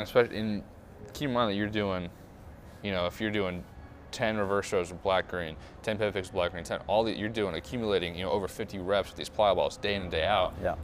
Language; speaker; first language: English; native; English